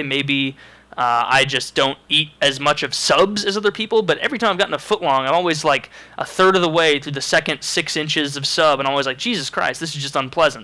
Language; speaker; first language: English; native; English